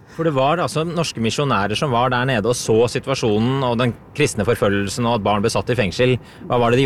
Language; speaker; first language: Norwegian; native; Norwegian